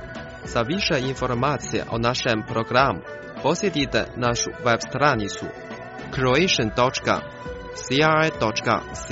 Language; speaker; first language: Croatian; non-native, fluent; Chinese